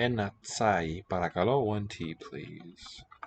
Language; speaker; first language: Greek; non-native, learner; English